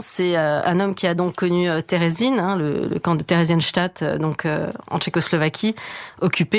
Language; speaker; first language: French; native; French